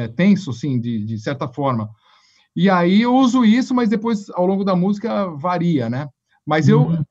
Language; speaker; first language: Portuguese; native; Portuguese